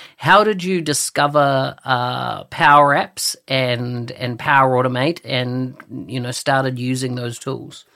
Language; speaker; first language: English; native; English